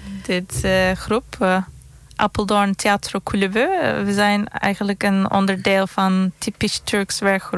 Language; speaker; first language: Dutch; non-native, fluent; Turkish